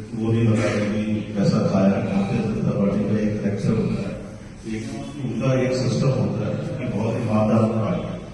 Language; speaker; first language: Urdu; non-native, local second language; Punjabi